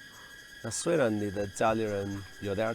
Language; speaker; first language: Chinese; non-native, fluent; English